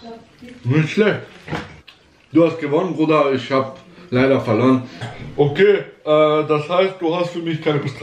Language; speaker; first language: German; native; German